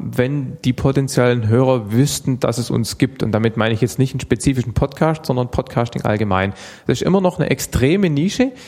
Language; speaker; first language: German; native; German